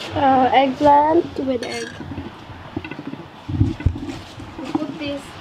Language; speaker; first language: English; non-native, learner; Cebuano